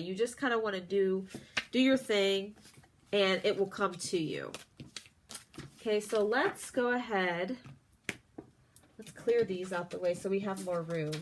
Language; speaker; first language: English; native; English